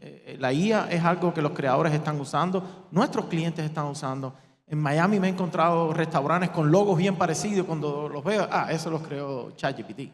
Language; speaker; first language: Spanish; native; Spanish